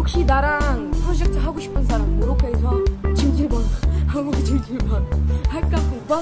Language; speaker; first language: Korean; non-native, fluent; Arabic